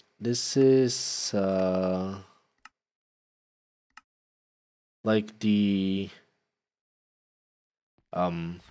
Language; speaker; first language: English; non-native, fluent; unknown